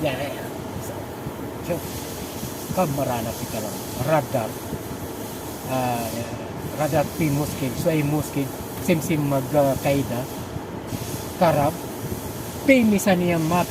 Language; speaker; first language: Arabic; non-native, learner; Filipino